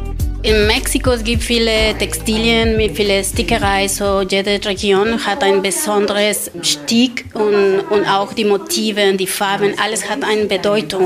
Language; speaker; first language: German; non-native, learner; Spanish